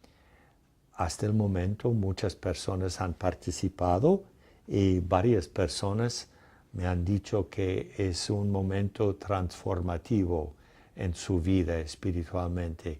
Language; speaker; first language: Spanish; non-native, fluent; English